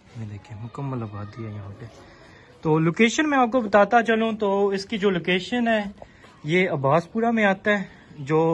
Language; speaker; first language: Urdu; non-native, local second language; Punjabi